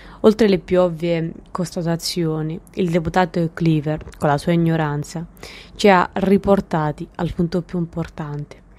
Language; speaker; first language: Italian; native; Italian